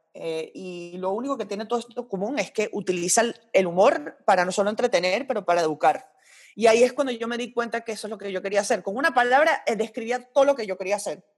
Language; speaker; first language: Spanish; early bilingual, heritage; Spanish